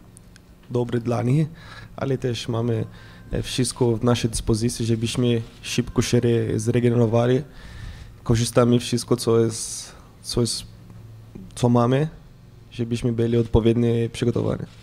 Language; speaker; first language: Polish; non-native, fluent; Portuguese